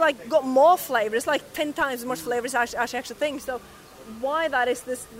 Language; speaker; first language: English; non-native, fluent; Norwegian